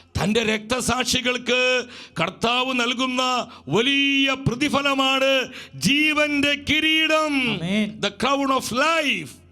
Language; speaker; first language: Malayalam; native; Malayalam